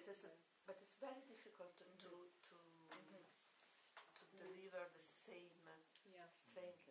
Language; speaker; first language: English; non-native, learner; Italian